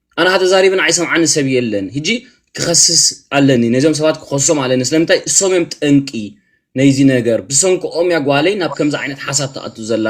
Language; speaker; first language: Tigrinya; early bilingual, heritage; Tigrinya